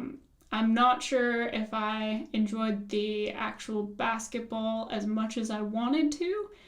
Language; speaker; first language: English; native; English